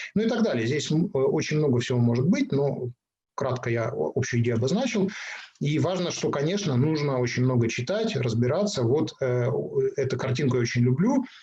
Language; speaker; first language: Russian; native; Russian